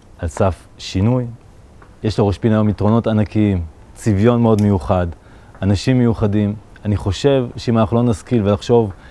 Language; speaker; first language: Hebrew; native; Hebrew